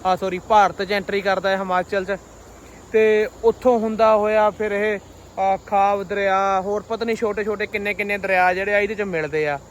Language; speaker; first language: Punjabi; native; Punjabi